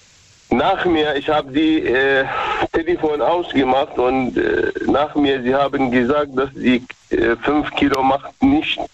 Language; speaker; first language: German; non-native, learner; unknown